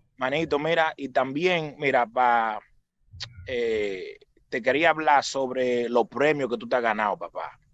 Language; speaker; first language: Spanish; early bilingual, heritage; Spanish